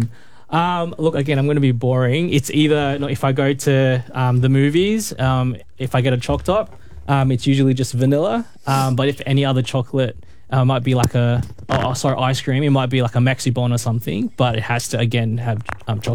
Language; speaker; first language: English; native; English